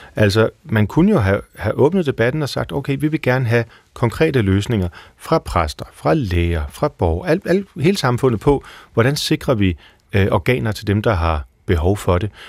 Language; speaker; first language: Danish; native; Danish